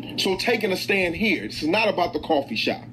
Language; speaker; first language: English; native; English